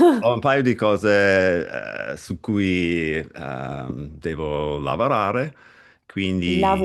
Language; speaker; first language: Italian; non-native, fluent; English